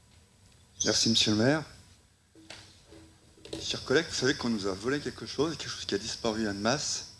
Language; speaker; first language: French; native; French